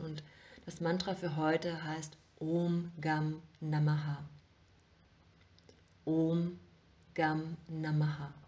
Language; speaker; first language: German; native; German